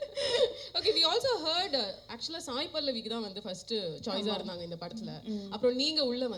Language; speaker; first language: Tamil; native; Tamil